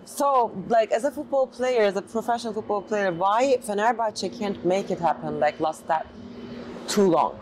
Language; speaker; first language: English; non-native, fluent; Turkish